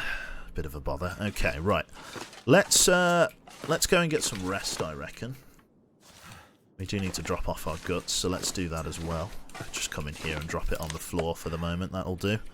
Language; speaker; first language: English; native; English